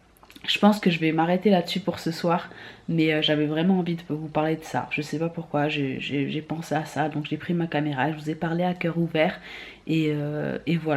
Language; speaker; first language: French; native; French